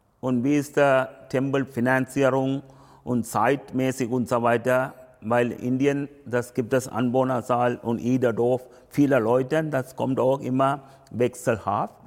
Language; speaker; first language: German; non-native, learner; Tamil